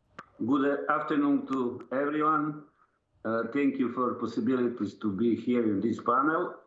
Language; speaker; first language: English; non-native, learner; Serbian